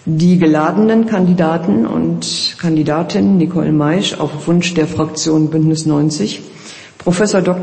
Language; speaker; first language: German; native; German